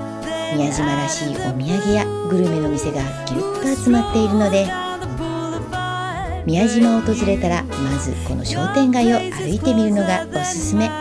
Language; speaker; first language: Japanese; native; Japanese